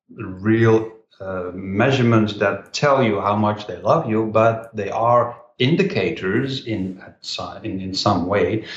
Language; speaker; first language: English; non-native, fluent; Dutch